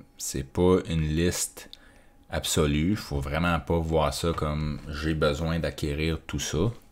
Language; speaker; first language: French; native; French